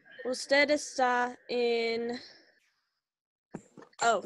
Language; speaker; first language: Spanish; non-native, learner; English